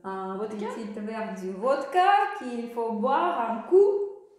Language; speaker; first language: French; non-native, learner; Russian